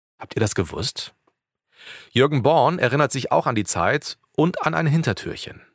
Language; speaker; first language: German; native; German